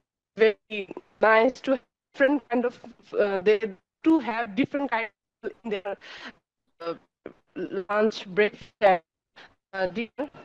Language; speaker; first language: English; non-native, learner; Bangla